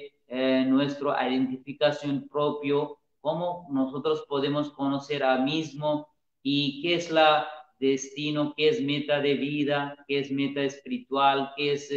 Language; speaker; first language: Spanish; non-native, learner; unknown